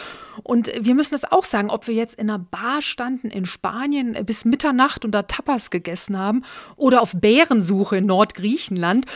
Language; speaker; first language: German; native; German